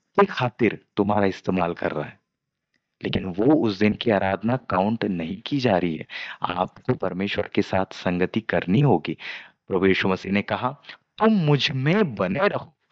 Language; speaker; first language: Hindi; non-native, local second language; Marathi